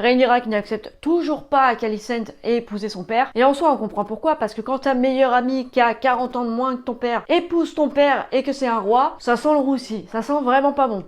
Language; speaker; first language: French; native; French